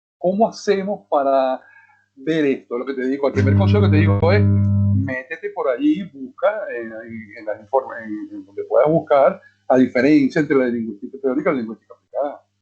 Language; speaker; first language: Spanish; native; Spanish